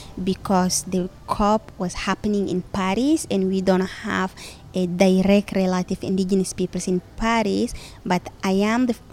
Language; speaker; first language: English; non-native, fluent; Fula